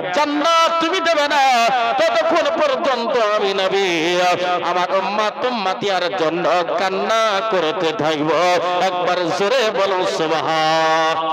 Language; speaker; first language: Bangla; non-native, local second language; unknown